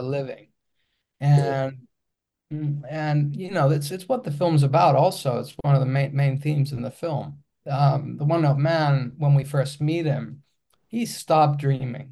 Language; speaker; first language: English; non-native, fluent; Greek